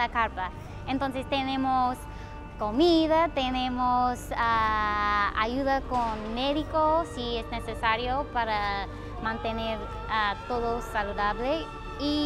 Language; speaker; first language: Spanish; non-native, fluent; English